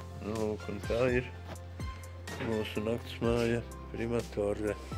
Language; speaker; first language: Latvian; native; Latvian